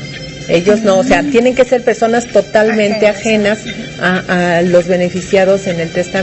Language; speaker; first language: Spanish; native; Spanish